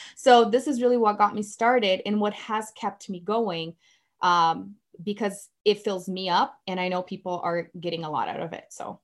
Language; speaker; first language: English; non-native, fluent; Portuguese